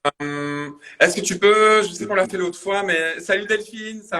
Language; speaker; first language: French; native; French